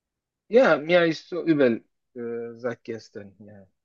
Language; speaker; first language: German; non-native, learner; Turkish